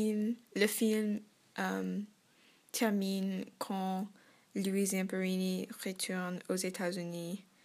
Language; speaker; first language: French; non-native, learner; English